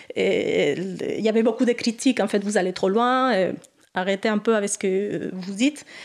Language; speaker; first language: French; non-native, fluent; Spanish